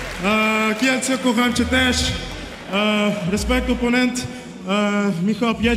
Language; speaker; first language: Polish; non-native, learner; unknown